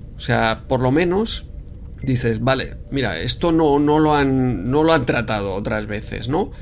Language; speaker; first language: Spanish; native; Spanish